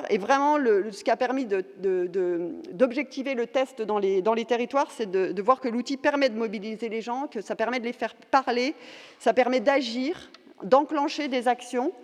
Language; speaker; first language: French; native; French